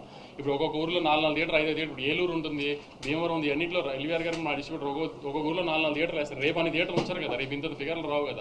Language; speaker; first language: Telugu; native; Telugu